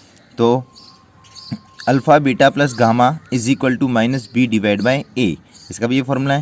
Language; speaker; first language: Hindi; native; Hindi